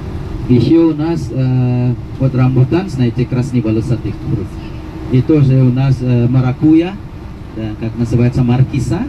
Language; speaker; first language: Russian; non-native, fluent; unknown